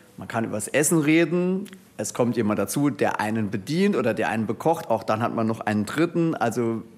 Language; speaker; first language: German; native; German